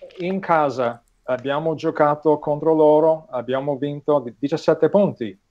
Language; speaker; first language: Italian; non-native, fluent; English